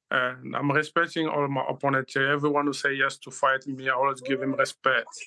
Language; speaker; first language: English; non-native, learner; Luba-Lulua